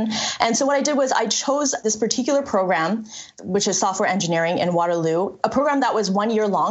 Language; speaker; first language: English; early bilingual, other home language; Chinese